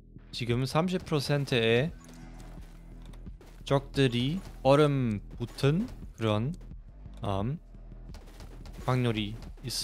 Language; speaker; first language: Korean; non-native, fluent; German